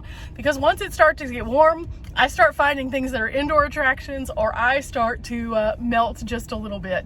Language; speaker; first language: English; native; English